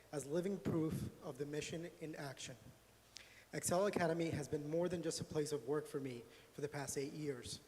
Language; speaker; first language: English; native; English